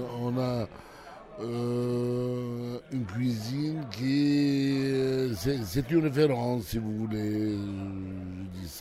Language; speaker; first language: French; non-native, local second language; Arabic